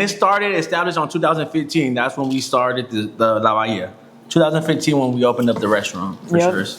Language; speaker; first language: English; native; English